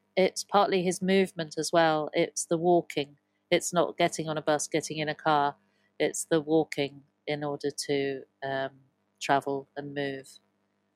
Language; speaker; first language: English; native; English